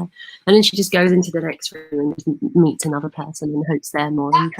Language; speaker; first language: English; native; English